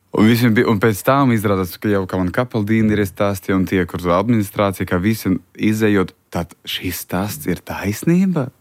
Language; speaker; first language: Latvian; non-native, local second language; Russian